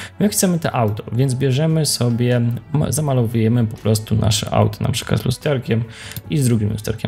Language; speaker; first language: Polish; native; Polish